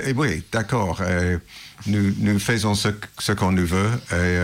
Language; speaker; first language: French; non-native, learner; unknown